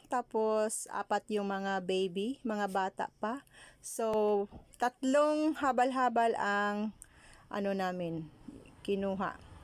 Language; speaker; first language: Filipino; non-native, local second language; Cebuano